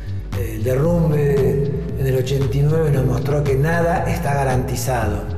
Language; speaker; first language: Spanish; native; Spanish